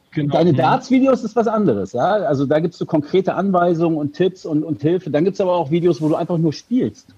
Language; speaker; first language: German; native; German